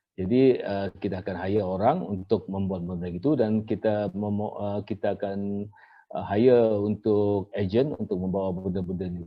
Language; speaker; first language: Malay; native; Malay